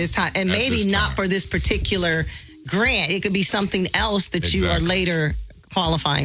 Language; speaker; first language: English; native; English